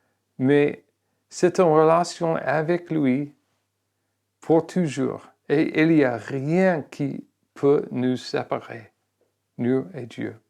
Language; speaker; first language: French; non-native, fluent; English